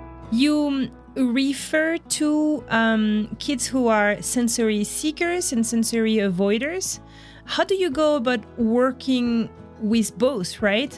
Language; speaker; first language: English; non-native, fluent; French